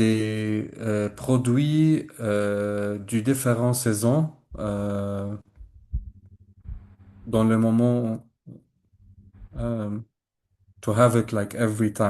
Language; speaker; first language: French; non-native, learner; Arabic